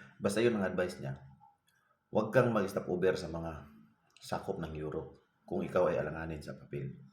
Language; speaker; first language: Filipino; non-native, local second language; Cebuano